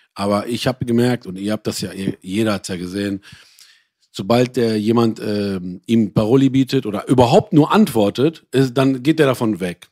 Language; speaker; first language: German; early bilingual, other home language; Persian